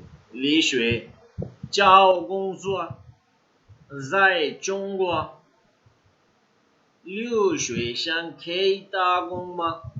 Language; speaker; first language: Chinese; non-native, fluent; Urdu